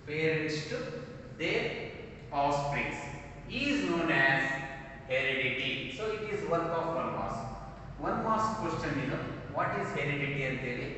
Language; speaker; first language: English; non-native, local second language; Kannada